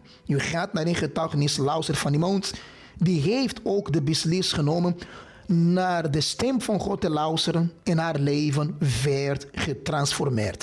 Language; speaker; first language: Dutch; non-native, fluent; Portuguese